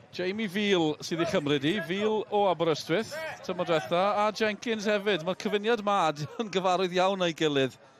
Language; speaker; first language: Welsh; native; Welsh